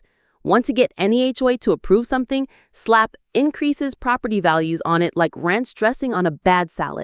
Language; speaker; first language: English; native; English